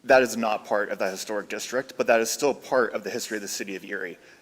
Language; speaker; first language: English; native; English